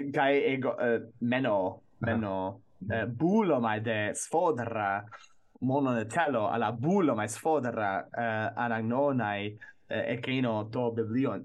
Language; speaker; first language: Greek; non-native, fluent; English